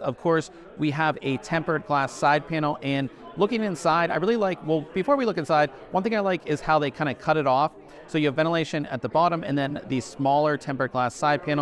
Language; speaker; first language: English; native; English